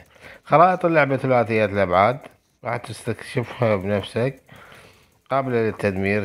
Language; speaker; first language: Arabic; native; Arabic